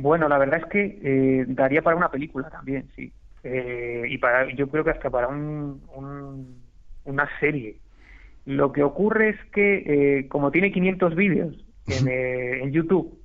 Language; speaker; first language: Spanish; native; Spanish